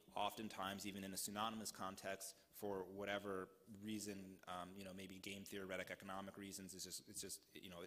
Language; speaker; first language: English; native; English